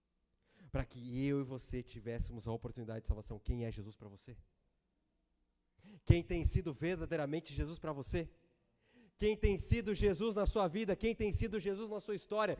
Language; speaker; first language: Portuguese; native; Portuguese